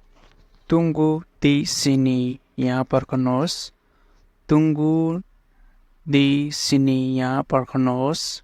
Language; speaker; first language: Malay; non-native, fluent; Nepali